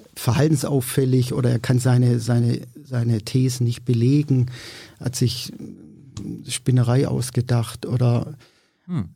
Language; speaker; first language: German; native; German